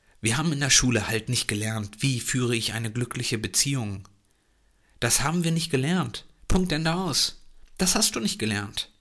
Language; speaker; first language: German; native; German